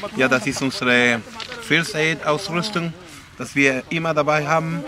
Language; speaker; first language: German; non-native, fluent; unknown